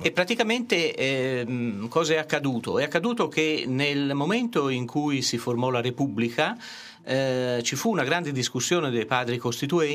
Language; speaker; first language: Italian; native; Italian